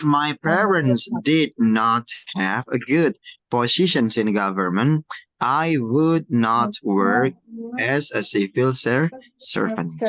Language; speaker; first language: English; non-native, fluent; Indonesian